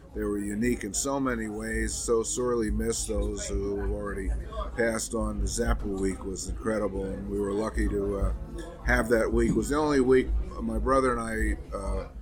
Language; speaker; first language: English; native; English